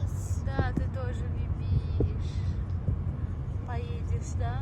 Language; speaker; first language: Russian; non-native, local second language; Tajik